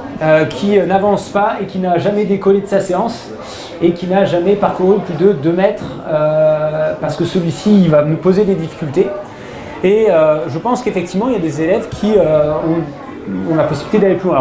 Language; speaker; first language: French; native; French